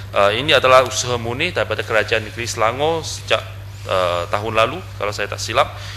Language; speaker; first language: Malay; non-native, local second language; Chinese